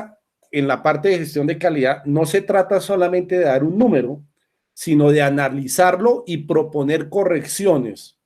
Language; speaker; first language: Spanish; native; Spanish